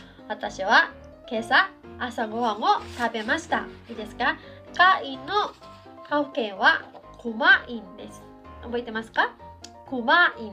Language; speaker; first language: Japanese; non-native, fluent; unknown